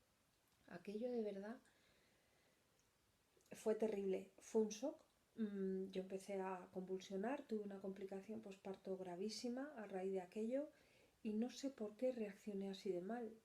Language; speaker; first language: Spanish; native; Spanish